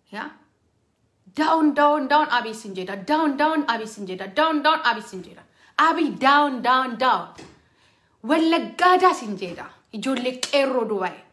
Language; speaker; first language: Amharic; non-native, local second language; Oromo